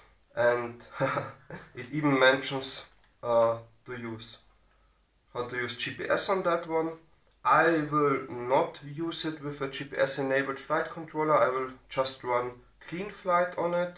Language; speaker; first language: English; non-native, fluent; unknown